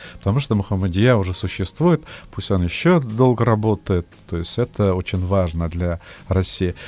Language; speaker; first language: Russian; non-native, local second language; Tatar